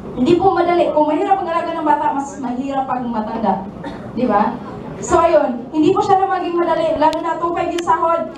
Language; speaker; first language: Filipino; non-native, local second language; Cebuano